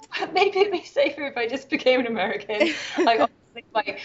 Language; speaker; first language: English; native; English